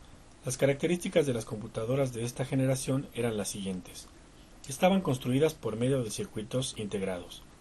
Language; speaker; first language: Spanish; native; Spanish